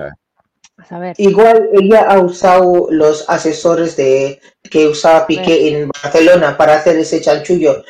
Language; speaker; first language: Spanish; non-native, learner; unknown